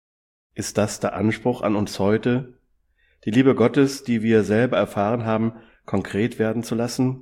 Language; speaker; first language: German; native; German